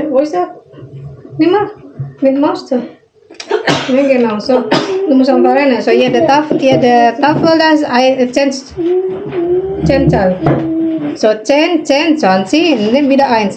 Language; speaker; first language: German; non-native, learner; Indonesian